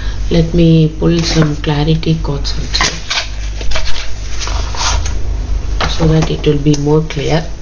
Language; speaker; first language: English; non-native, local second language; Tamil